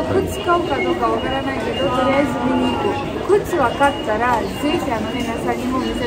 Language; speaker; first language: Japanese; non-native, fluent; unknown